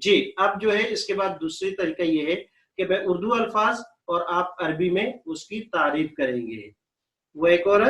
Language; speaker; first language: Urdu; native; Urdu